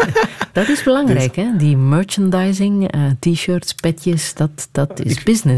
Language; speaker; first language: Dutch; native; Dutch